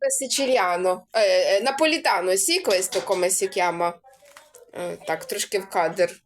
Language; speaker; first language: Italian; non-native, learner; Ukrainian